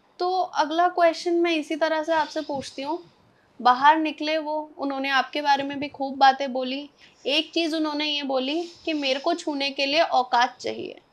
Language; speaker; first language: Hindi; native; Hindi